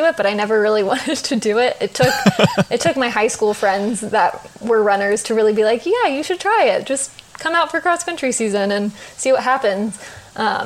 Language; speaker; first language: English; native; English